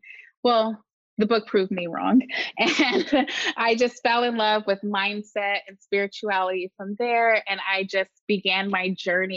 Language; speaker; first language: English; native; English